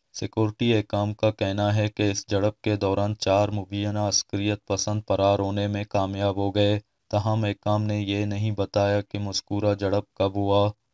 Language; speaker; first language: Urdu; non-native, local second language; Baluchi